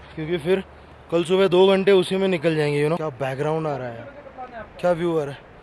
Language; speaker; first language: Hindi; non-native, local second language; Marathi